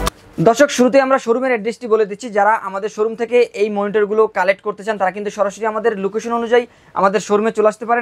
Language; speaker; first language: Bangla; native; Bangla